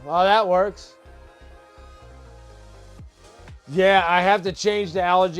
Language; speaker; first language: English; native; English